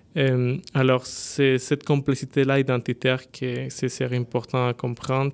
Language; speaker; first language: French; non-native, fluent; Spanish